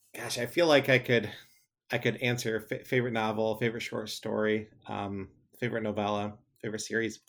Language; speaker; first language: English; native; English